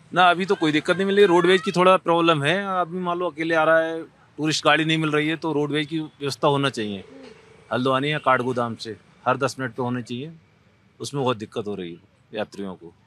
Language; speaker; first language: Hindi; native; Hindi